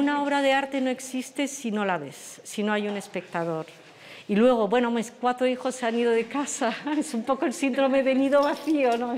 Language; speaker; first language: Spanish; non-native, fluent; French